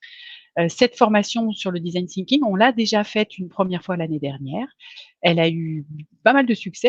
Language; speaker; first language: French; native; French